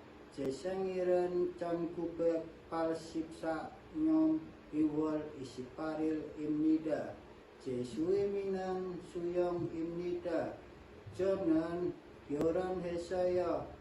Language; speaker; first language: Korean; non-native, learner; Indonesian